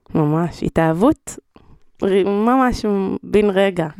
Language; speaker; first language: Hebrew; early bilingual, other home language; Spanish